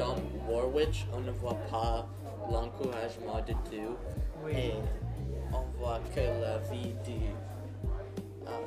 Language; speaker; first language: French; non-native, learner; English